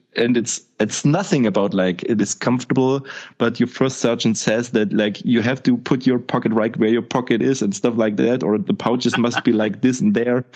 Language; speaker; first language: English; non-native, fluent; German